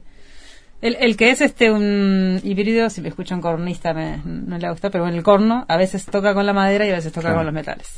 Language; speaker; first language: Spanish; native; Spanish